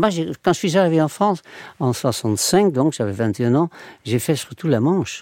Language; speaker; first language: French; non-native, fluent; Dutch